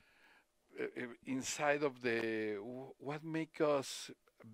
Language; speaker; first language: English; non-native, learner; Spanish